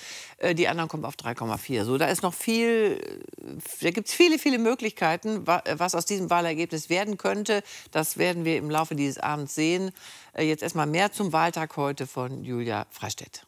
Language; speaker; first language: German; native; German